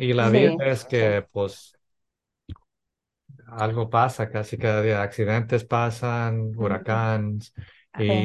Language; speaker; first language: Spanish; early bilingual, heritage; English